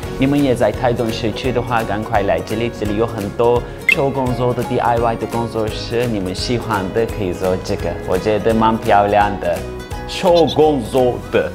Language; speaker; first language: Chinese; non-native, fluent; Turkish